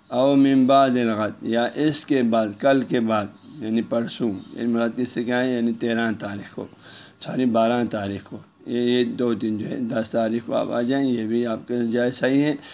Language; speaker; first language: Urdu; non-native, local second language; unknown